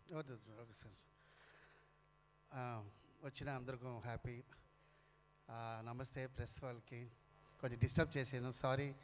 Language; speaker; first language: Telugu; non-native, fluent; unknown